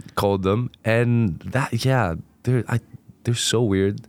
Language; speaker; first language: English; non-native, fluent; Greek